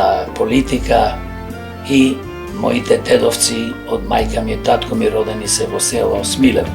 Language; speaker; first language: Macedonian; native; Macedonian